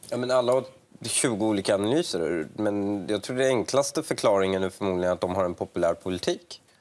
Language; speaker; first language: Swedish; early bilingual, other home language; Persian